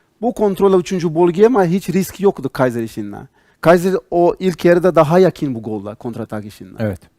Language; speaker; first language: Turkish; non-native, learner; Portuguese